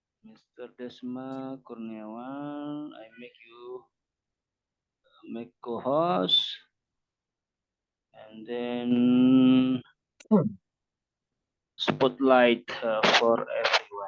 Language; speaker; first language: English; non-native, learner; Indonesian